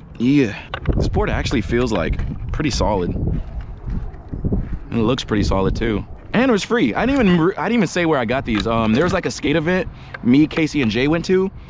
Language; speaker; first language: English; native; English